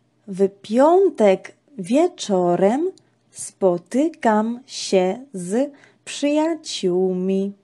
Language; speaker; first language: Polish; non-native, fluent; Georgian